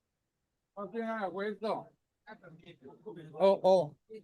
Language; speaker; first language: Italian; non-native, learner; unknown